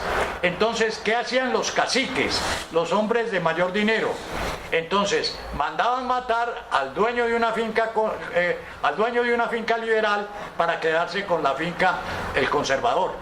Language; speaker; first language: Spanish; native; Spanish